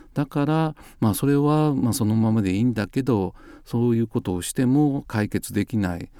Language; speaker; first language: Japanese; native; Japanese